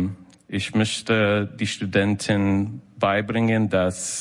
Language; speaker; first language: German; non-native, learner; English